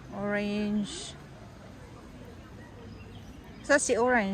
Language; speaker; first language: French; non-native, learner; Cebuano